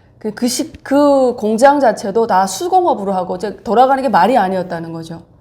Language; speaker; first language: Korean; native; Korean